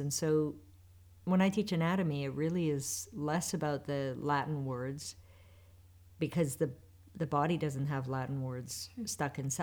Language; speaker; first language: English; native; English